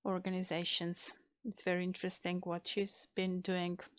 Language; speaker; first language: English; non-native, fluent; Macedonian